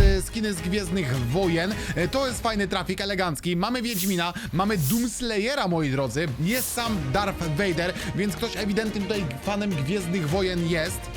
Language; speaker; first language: Polish; native; Polish